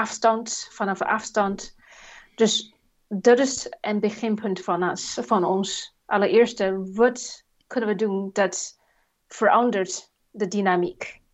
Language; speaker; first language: Dutch; non-native, learner; Chinese